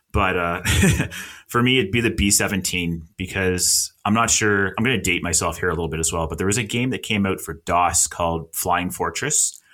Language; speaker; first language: English; native; English